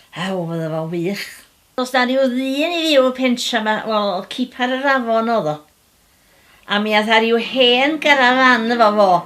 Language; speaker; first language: Welsh; native; Welsh